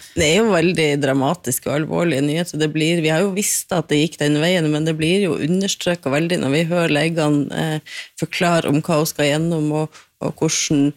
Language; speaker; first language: Norwegian; native; Norwegian